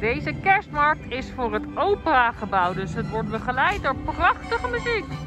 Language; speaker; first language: Dutch; native; Dutch